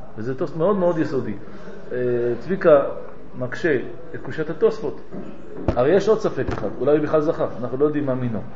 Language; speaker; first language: Hebrew; non-native, fluent; French